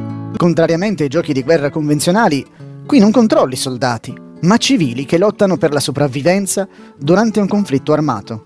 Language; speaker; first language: Italian; native; Italian